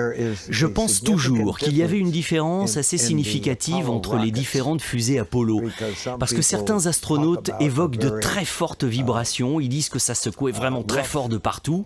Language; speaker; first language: French; native; French